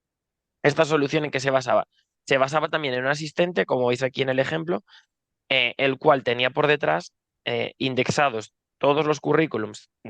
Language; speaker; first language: Spanish; native; Spanish